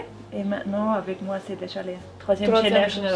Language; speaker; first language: French; non-native, local second language; German